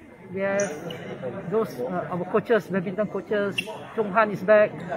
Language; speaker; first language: English; non-native, local second language; Chinese